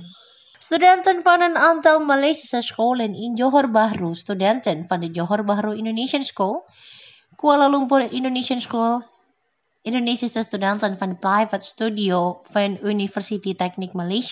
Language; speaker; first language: Dutch; non-native, fluent; Indonesian